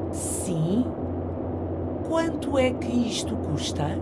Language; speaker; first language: Portuguese; non-native, learner; English